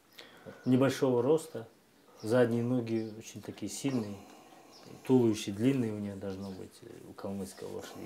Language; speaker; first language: Russian; non-native, local second language; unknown